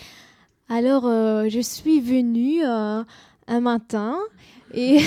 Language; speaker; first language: French; non-native, learner; German